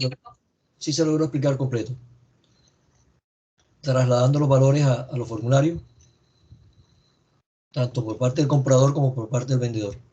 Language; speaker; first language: Spanish; native; Spanish